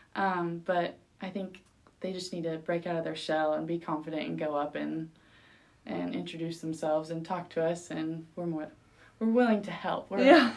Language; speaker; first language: English; early bilingual, other home language; Spanish